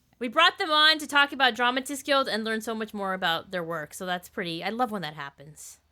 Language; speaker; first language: English; native; English